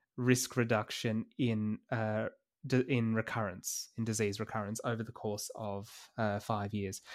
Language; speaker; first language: English; native; English